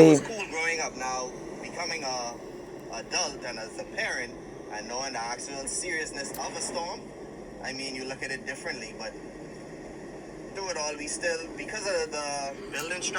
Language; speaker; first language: English; native; English